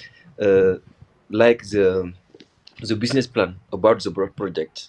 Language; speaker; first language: English; non-native, local second language; Wolof